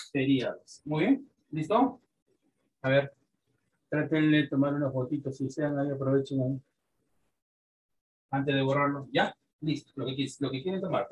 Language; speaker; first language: Spanish; native; Spanish